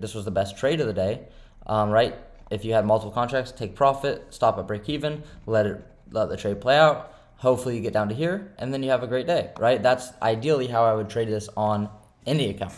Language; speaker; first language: English; native; English